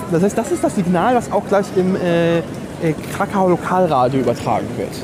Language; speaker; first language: German; native; German